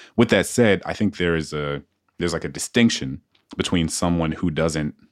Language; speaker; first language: English; native; English